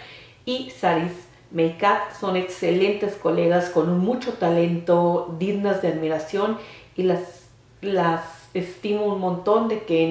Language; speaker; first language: Spanish; native; Spanish